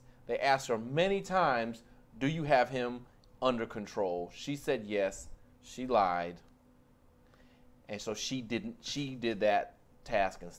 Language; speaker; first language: English; native; English